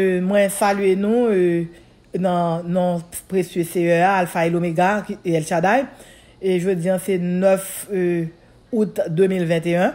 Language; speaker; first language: French; non-native, local second language; Haitian Creole